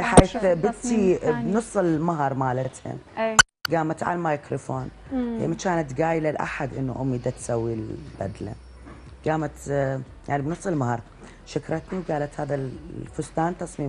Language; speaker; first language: Arabic; native; Arabic